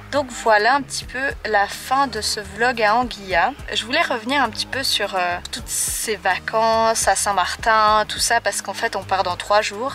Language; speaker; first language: French; native; French